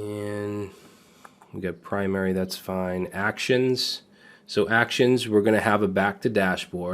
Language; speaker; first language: English; native; English